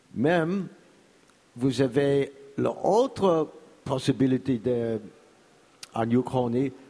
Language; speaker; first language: French; non-native, learner; English